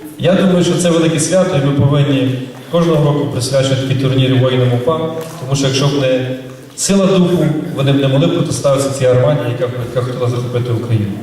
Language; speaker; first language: Ukrainian; native; Ukrainian